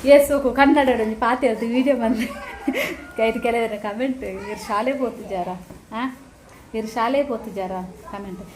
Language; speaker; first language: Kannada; non-native, local second language; Tulu